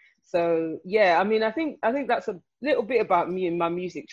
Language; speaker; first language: English; native; English